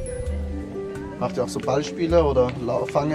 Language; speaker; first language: German; native; German